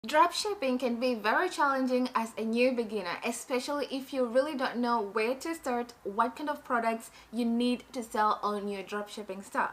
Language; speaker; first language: English; non-native, fluent; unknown